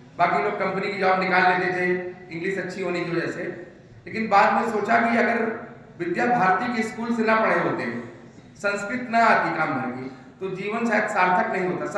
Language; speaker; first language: Hindi; native; Hindi